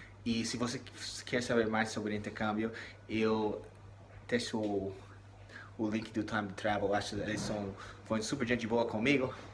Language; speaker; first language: Portuguese; non-native, learner; English